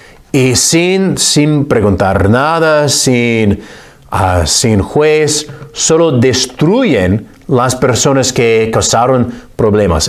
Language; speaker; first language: Spanish; non-native, fluent; English